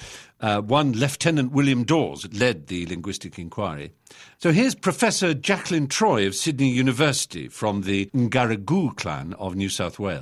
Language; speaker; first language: English; native; English